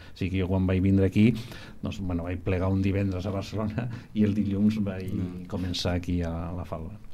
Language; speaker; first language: Catalan; non-native, local second language; Spanish